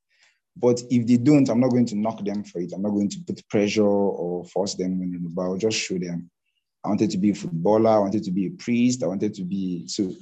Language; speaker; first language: English; non-native, local second language; Hausa